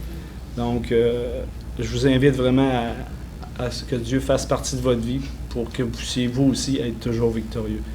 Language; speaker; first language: French; native; French